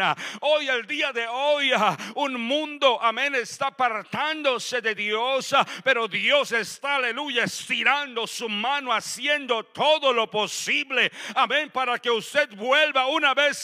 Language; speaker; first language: Spanish; native; Spanish